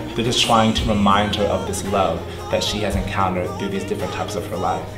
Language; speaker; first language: English; native; English